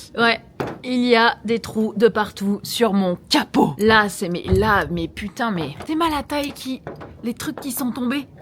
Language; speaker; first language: French; early bilingual, other home language; Portuguese